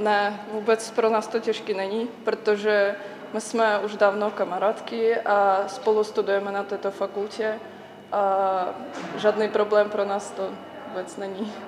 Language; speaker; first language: Czech; early bilingual, other home language; Russian